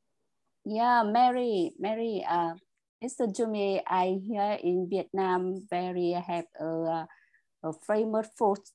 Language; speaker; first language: English; non-native, learner; Vietnamese